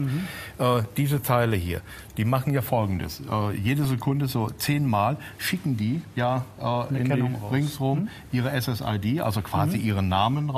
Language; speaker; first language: German; native; German